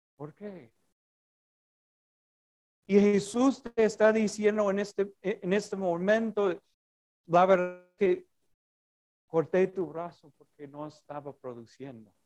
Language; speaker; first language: Spanish; non-native, fluent; English